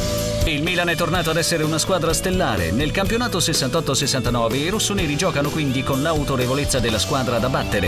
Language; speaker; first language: Italian; native; Italian